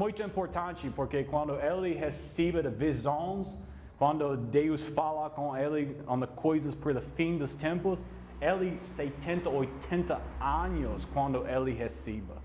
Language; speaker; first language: Portuguese; non-native, learner; English